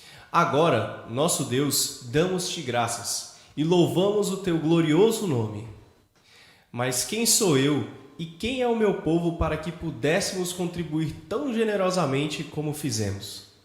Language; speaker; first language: Portuguese; native; Portuguese